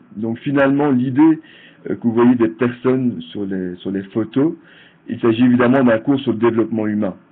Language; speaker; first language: French; native; French